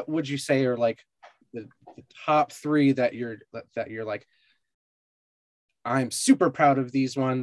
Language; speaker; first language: English; native; English